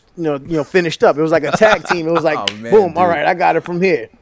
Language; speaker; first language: English; early bilingual, other home language; Spanish